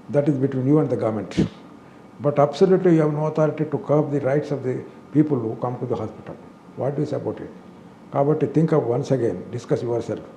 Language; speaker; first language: English; non-native, local second language; Telugu